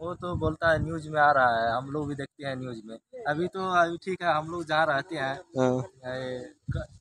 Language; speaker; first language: Hindi; non-native, learner; Tamil